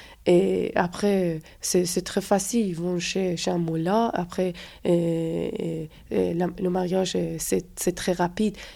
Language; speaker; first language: French; non-native, fluent; Persian